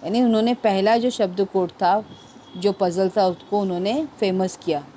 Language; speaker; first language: Hindi; non-native, local second language; Marathi